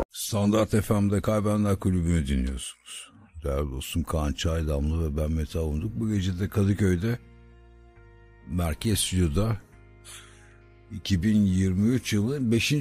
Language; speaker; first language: Turkish; native; Turkish